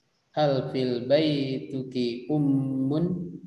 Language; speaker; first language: Arabic; non-native, fluent; Indonesian